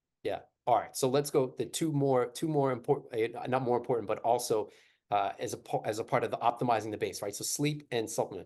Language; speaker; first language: English; native; English